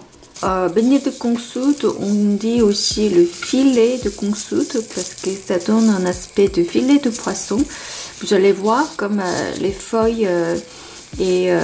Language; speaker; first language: French; non-native, fluent; Korean